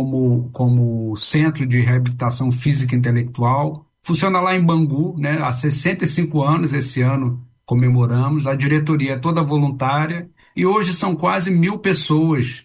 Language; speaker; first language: Portuguese; native; Portuguese